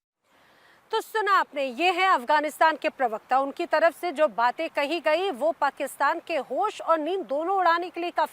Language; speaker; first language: Hindi; native; Hindi